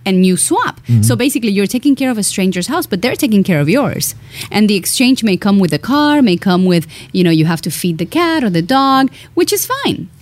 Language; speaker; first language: English; early bilingual, other home language; Spanish